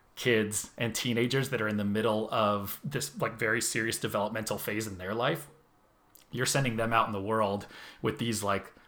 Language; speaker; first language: English; native; English